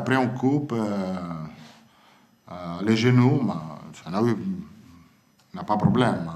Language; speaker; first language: French; non-native, fluent; Italian